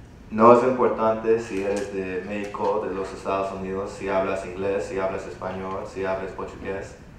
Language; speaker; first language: Spanish; early bilingual, other home language; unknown